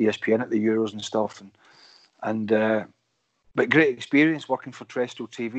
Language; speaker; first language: English; native; English